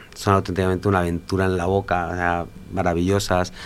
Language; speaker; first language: Spanish; native; Spanish